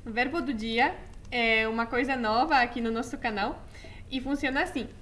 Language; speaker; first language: Portuguese; non-native, fluent; Polish